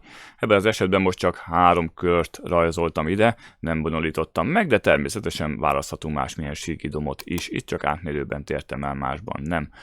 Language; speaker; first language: Hungarian; native; Hungarian